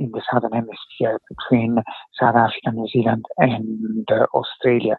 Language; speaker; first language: English; non-native, fluent; Italian